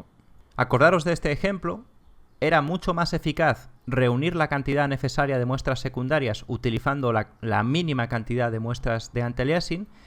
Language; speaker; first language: Spanish; native; Spanish